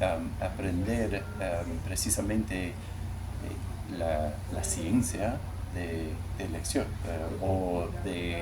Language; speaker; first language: Spanish; non-native, learner; English